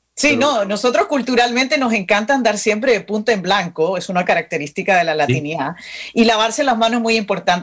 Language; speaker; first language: Spanish; native; Spanish